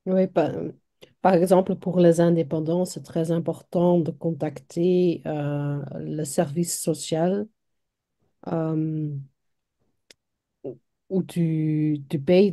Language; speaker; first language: French; non-native, local second language; Dutch